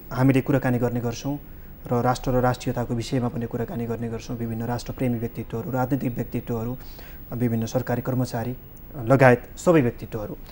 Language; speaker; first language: Nepali; native; Nepali